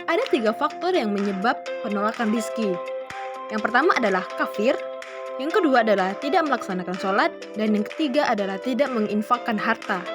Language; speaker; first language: Indonesian; native; Indonesian